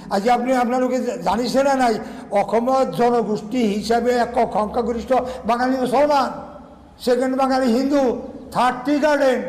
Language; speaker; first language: Assamese; non-native, local second language; Bangla